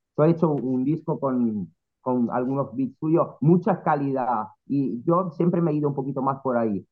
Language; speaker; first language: Spanish; non-native, fluent; Italian